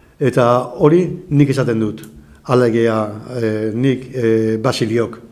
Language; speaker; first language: Basque; native; Basque